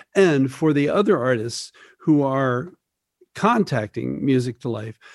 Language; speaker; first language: English; native; English